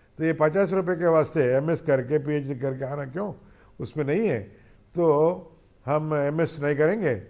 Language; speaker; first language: Hindi; non-native, local second language; Telugu